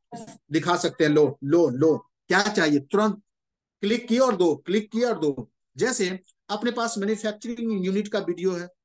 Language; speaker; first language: Hindi; native; Hindi